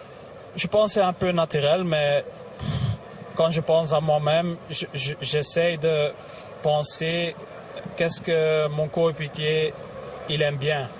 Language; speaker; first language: French; non-native, local second language; Dutch